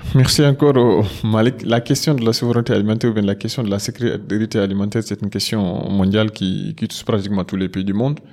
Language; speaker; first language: French; non-native, local second language; Fula